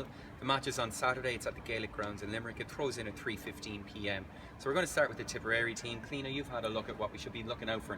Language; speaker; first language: English; native; English